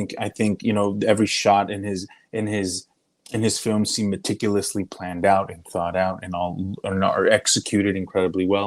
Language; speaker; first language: English; native; English